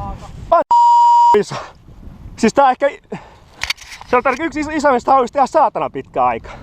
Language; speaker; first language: Finnish; native; Finnish